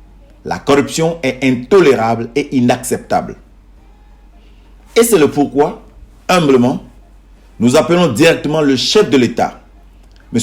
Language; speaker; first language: French; native; French